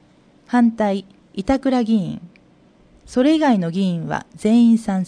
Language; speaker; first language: Japanese; native; Japanese